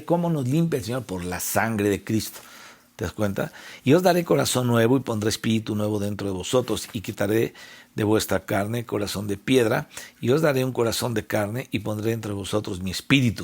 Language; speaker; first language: Spanish; native; Spanish